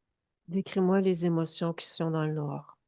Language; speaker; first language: French; native; French